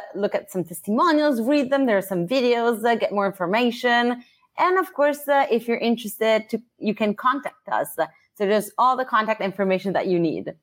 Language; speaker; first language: English; non-native, fluent; Italian